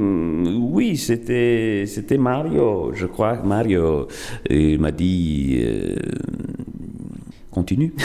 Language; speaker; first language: French; non-native, fluent; Italian